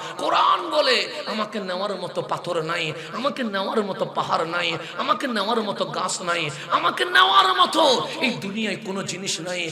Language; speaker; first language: Bangla; non-native, local second language; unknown